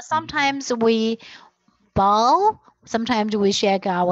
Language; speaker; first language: English; non-native, learner; Chinese